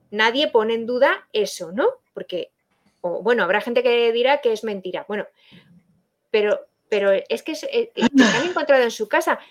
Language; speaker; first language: Spanish; native; Spanish